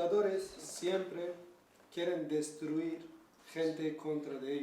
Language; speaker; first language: Spanish; non-native, learner; Kurdish